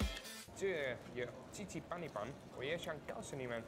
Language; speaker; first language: Chinese; non-native, fluent; German